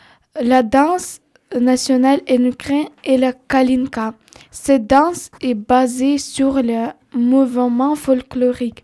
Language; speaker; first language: French; non-native, learner; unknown